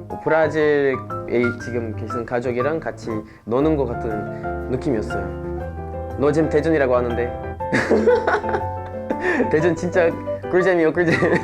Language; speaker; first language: Korean; non-native, fluent; Portuguese